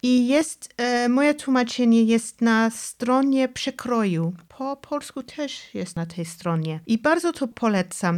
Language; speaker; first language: Polish; non-native, fluent; English